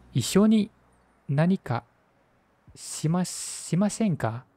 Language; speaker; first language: Japanese; non-native, learner; Indonesian